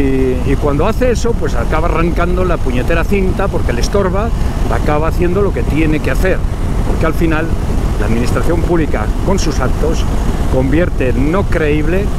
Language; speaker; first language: Spanish; native; Spanish